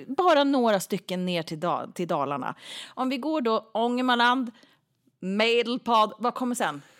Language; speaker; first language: Swedish; native; Swedish